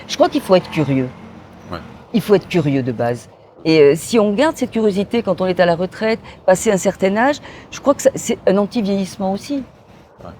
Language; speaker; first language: French; native; French